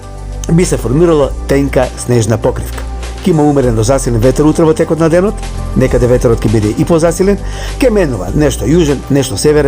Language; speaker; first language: Macedonian; native; Macedonian